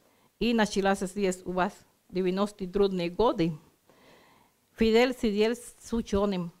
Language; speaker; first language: Russian; non-native, learner; Spanish